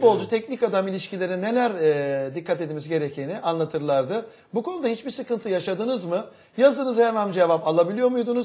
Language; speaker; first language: Turkish; native; Turkish